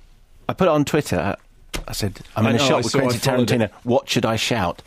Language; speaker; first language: English; native; English